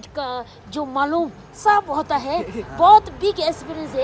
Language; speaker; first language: Hindi; non-native, local second language; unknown